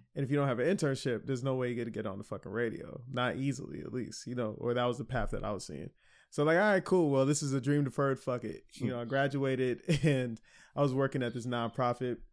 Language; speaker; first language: English; early bilingual, other home language; Haitian Creole